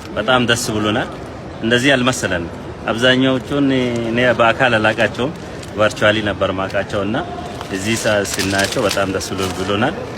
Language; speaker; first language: Amharic; non-native, local second language; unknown